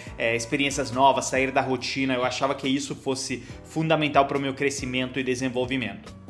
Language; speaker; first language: Portuguese; non-native, fluent; Italian